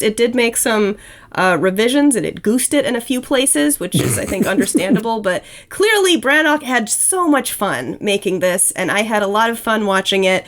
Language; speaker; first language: English; native; English